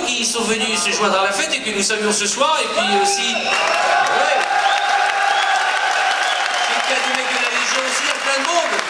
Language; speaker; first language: French; native; French